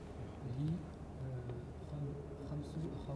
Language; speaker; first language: Arabic; non-native, learner; French